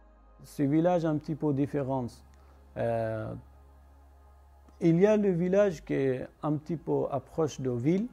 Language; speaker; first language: French; non-native, learner; Persian